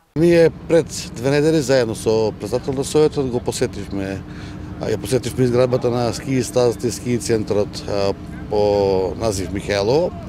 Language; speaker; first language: Macedonian; native; Macedonian